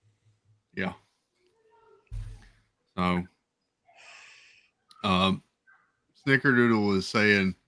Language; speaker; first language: English; native; English